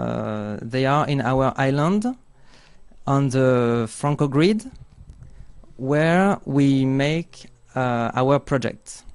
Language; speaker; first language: English; non-native, learner; French